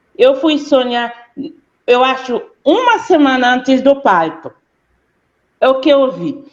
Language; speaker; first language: Portuguese; non-native, fluent; Haitian Creole